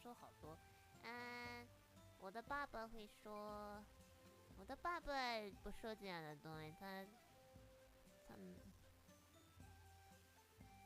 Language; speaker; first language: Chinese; early bilingual, heritage; Chinese